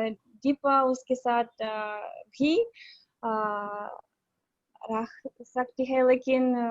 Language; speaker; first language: Hindi; non-native, learner; Russian